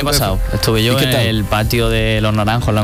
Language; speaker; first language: Spanish; native; Spanish